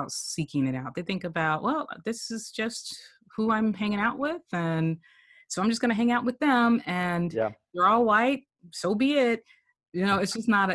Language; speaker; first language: English; native; English